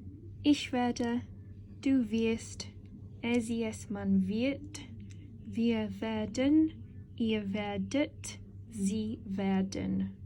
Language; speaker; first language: German; non-native, fluent; English